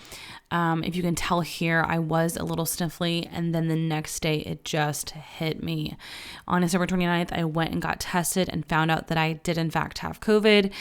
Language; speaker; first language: English; native; English